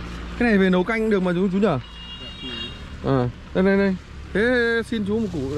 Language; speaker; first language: Vietnamese; native; Vietnamese